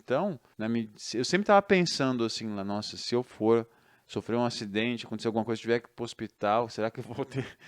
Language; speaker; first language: Portuguese; native; Portuguese